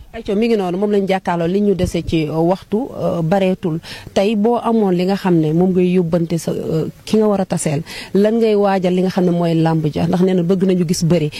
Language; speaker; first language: Wolof; native; Wolof